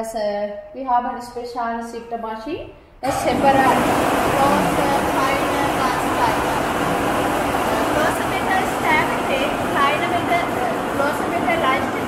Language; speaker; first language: German; non-native, learner; Sinhala